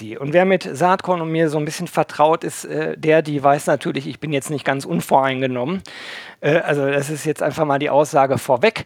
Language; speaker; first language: German; native; German